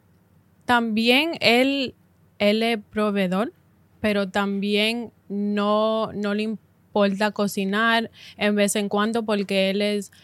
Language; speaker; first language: Spanish; early bilingual, heritage; Spanish